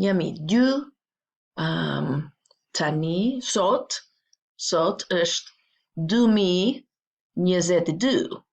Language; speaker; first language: Albanian; non-native, learner; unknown